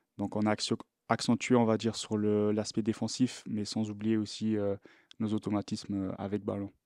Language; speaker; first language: French; non-native, local second language; Luxembourgish